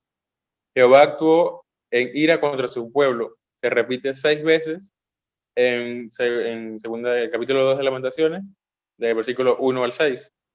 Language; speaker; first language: Spanish; native; Spanish